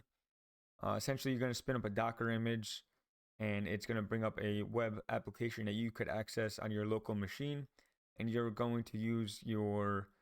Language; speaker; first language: English; native; English